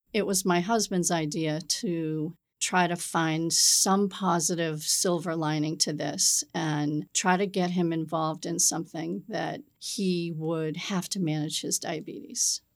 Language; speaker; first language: English; native; English